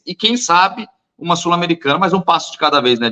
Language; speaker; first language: Portuguese; native; Portuguese